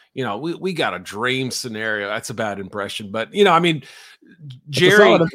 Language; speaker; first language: English; native; English